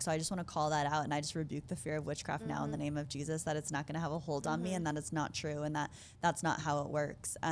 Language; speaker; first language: English; native; English